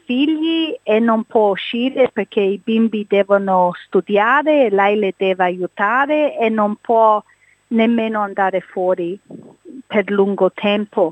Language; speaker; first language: Italian; early bilingual, heritage; English